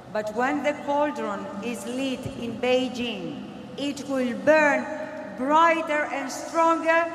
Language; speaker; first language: English; non-native, fluent; Greek